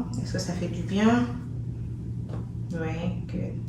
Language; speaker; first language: French; native; French